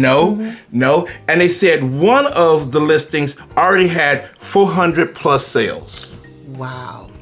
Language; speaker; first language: English; native; English